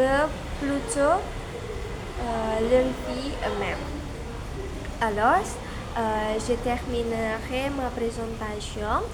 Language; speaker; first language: French; non-native, learner; Indonesian